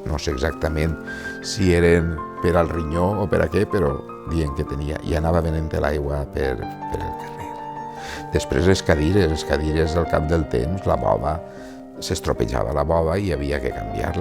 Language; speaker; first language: Catalan; native; Catalan